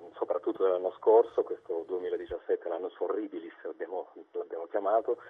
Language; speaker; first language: Italian; native; Italian